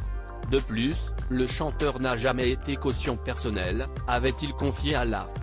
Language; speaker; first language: French; native; French